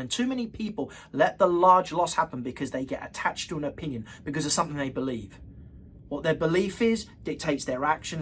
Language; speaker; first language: English; native; English